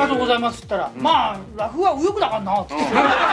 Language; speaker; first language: Japanese; native; Japanese